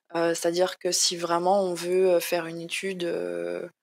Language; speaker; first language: French; native; French